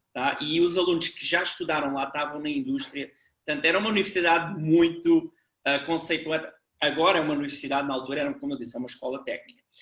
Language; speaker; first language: Portuguese; native; Portuguese